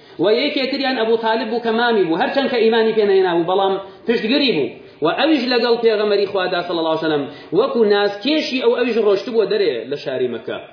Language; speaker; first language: Central Kurdish; native; Central Kurdish